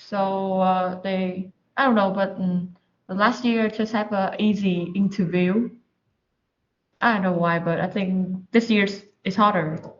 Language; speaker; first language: English; non-native, learner; Vietnamese